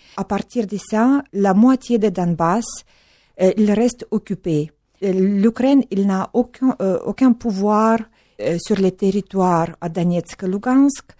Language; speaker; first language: French; non-native, fluent; Russian